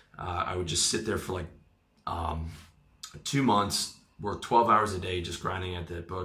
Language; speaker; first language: English; native; English